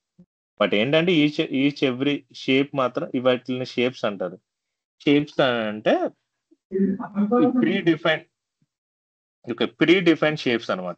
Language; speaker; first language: Telugu; native; Telugu